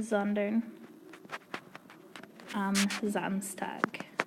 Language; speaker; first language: German; non-native, fluent; English